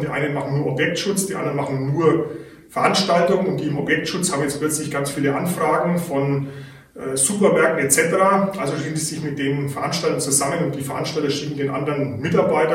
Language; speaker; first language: German; native; German